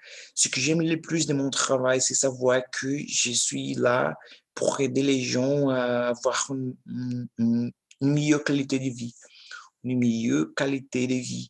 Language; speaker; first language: French; non-native, learner; Portuguese